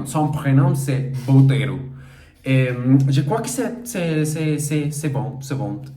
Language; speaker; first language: French; non-native, learner; Portuguese